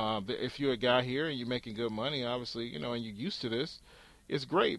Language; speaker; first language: English; native; English